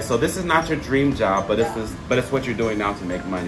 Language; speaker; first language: English; native; English